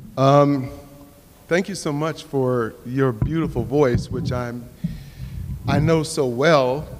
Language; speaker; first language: English; native; English